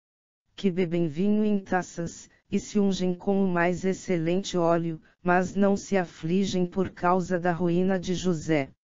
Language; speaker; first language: Portuguese; native; Portuguese